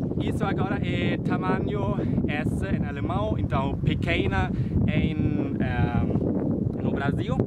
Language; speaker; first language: Portuguese; non-native, fluent; German